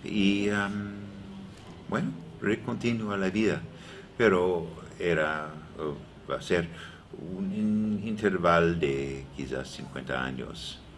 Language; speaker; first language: Spanish; non-native, learner; English